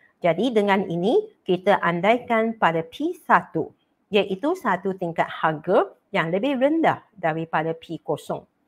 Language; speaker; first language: Malay; non-native, local second language; Chinese